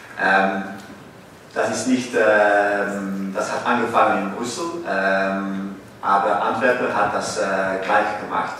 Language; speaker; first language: German; non-native, fluent; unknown